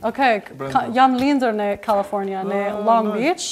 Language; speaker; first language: Albanian; non-native, learner; English